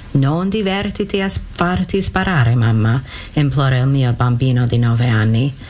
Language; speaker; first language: Italian; non-native, fluent; English